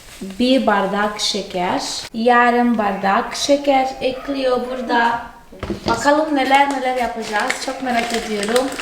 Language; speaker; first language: Turkish; non-native, fluent; Portuguese